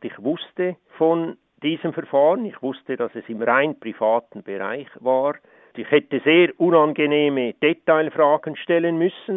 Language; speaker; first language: German; native; German